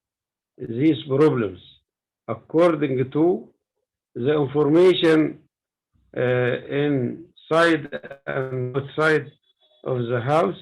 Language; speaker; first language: English; non-native, learner; Arabic